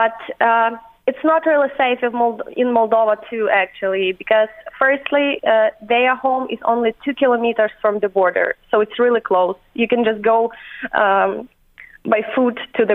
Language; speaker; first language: English; non-native, fluent; Ukrainian